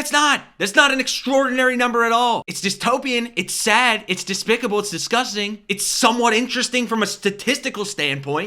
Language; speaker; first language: English; native; English